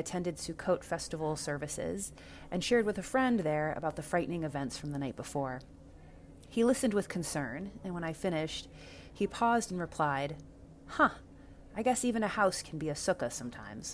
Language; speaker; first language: English; native; English